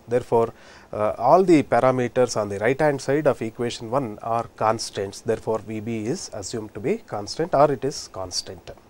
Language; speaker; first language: English; non-native, local second language; Kannada